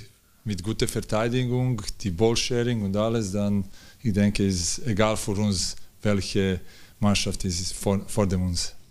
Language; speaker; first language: German; non-native, learner; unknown